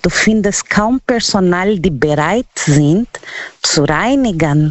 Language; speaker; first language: German; non-native, learner; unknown